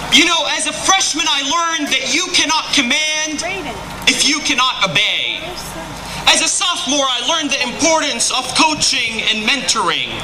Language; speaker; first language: English; non-native, fluent; Arabic